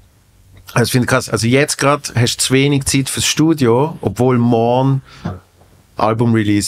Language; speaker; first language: German; native; German